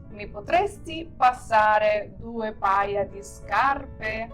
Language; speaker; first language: Italian; non-native, fluent; Ukrainian